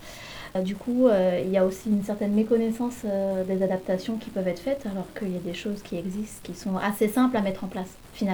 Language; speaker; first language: French; native; French